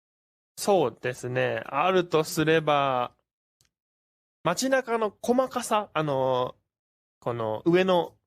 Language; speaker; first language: Japanese; native; Japanese